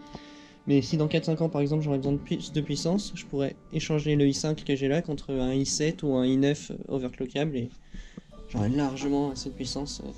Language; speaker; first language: French; native; French